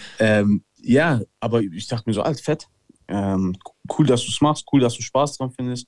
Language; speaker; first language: German; early bilingual, other home language; Italian